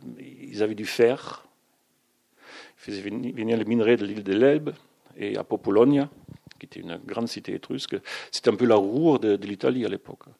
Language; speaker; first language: French; non-native, fluent; German